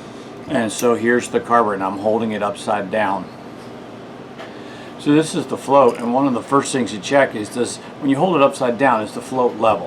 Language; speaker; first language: English; native; English